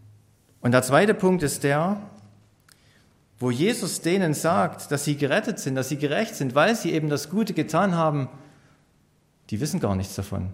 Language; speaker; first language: German; native; German